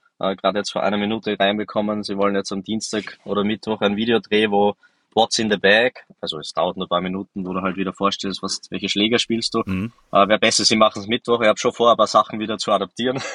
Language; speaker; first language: German; native; German